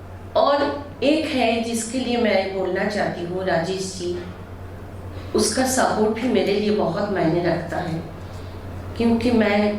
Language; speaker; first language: Hindi; non-native, local second language; Bangla